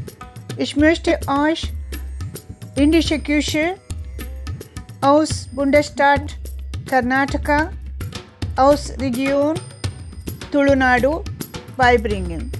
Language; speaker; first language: German; non-native, learner; Tulu